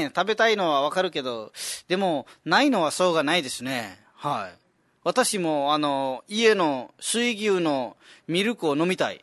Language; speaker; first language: Japanese; native; Japanese